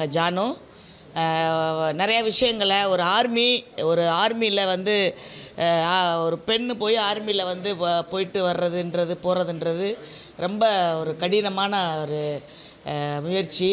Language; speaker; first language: Tamil; native; Tamil